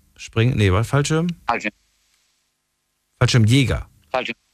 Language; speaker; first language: German; native; German